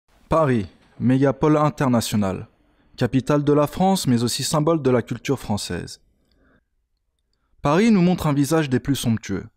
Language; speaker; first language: French; native; French